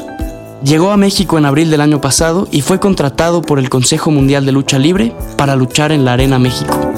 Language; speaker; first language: Spanish; native; Spanish